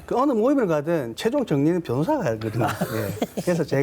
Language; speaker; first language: Korean; native; Korean